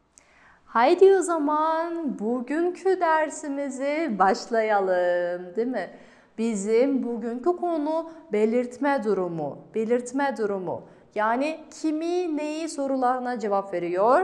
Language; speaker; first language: Turkish; non-native, fluent; Kazakh